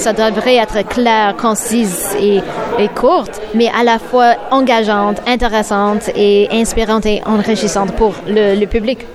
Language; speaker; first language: French; non-native, local second language; English